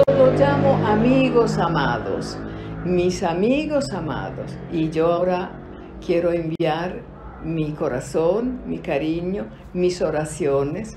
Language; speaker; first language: Spanish; non-native, fluent; Italian